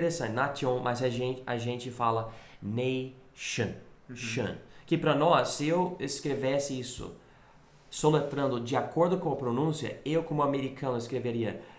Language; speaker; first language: Portuguese; non-native, fluent; English